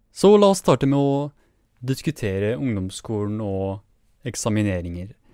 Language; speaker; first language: Norwegian; early bilingual, other home language; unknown